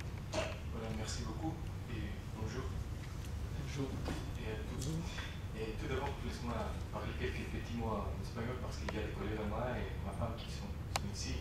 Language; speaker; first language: French; non-native, fluent; Spanish